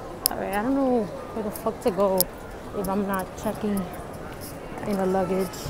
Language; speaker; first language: English; early bilingual, other home language; Spanish